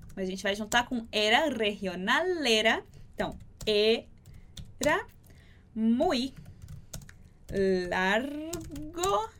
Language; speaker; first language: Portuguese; native; Portuguese